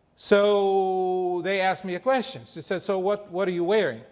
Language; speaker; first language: English; non-native, fluent; Arabic